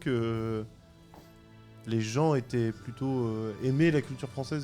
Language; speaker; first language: French; native; French